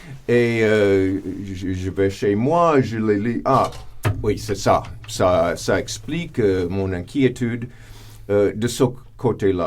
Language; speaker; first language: French; non-native, fluent; English